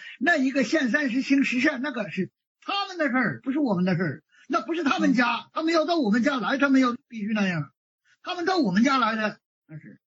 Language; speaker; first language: Chinese; native; Chinese